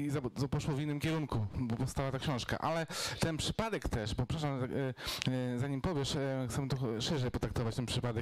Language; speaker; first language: Polish; native; Polish